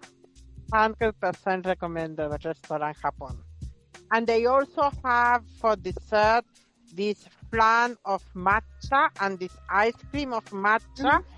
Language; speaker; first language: English; non-native, fluent; Spanish